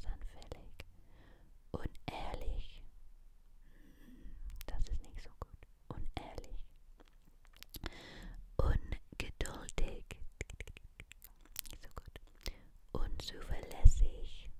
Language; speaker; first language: German; non-native, learner; English